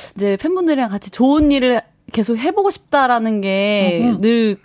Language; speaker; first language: Korean; native; Korean